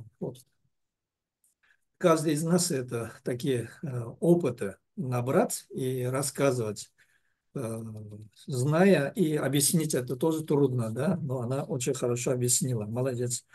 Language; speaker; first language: Russian; non-native, learner; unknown